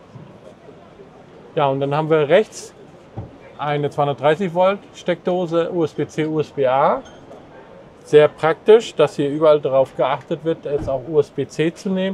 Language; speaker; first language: German; native; German